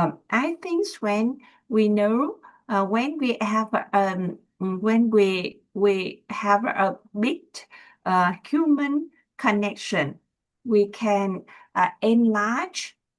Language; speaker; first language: English; non-native, learner; Vietnamese